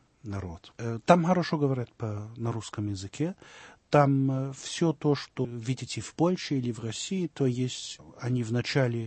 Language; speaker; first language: Russian; early bilingual, heritage; Russian